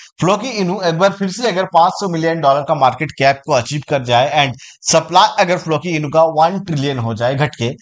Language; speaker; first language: Hindi; native; Hindi